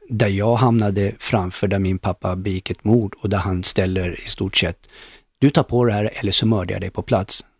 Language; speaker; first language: Swedish; early bilingual, other home language; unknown